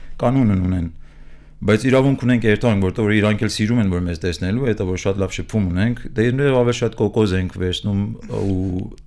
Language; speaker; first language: Armenian; early bilingual, heritage; Armenian